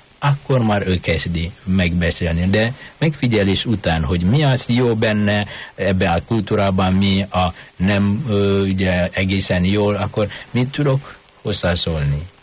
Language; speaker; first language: Hungarian; non-native, fluent; Indonesian